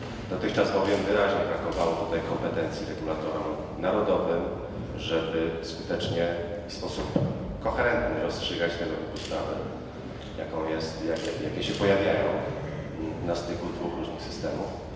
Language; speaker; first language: Polish; native; Polish